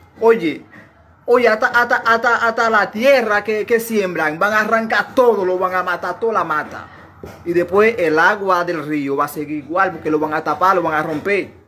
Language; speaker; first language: Spanish; non-native, fluent; Haitian Creole